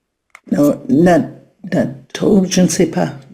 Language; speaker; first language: French; non-native, learner; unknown